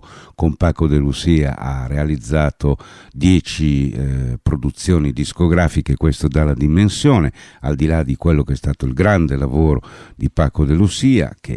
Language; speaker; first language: Italian; native; Italian